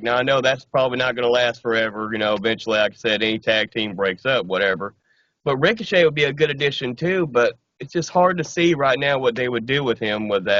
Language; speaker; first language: English; native; English